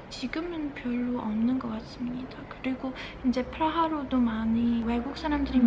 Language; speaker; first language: Korean; early bilingual, heritage; Czech